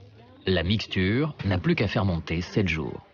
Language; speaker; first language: French; native; French